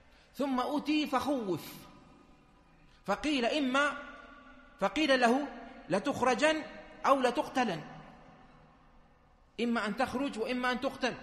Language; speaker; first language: Arabic; native; Arabic